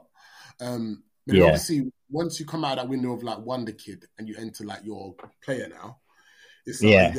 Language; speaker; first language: English; native; English